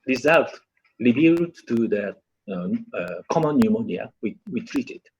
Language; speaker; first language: English; non-native, learner; Japanese